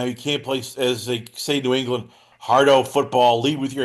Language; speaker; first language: English; native; English